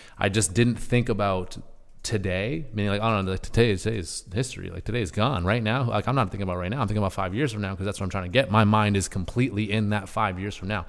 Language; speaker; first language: English; native; English